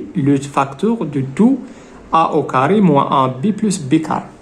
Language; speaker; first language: French; non-native, local second language; Arabic